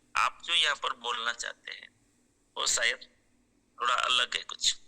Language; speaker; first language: Hindi; native; Hindi